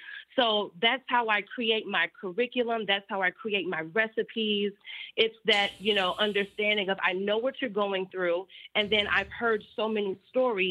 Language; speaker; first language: English; native; English